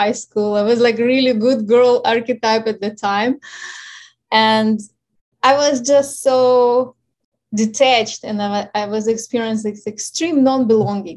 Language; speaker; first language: English; non-native, fluent; Ukrainian